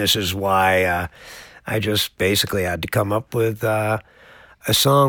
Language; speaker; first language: English; native; English